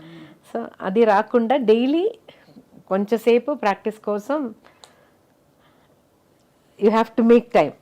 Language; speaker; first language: Telugu; non-native, local second language; Malayalam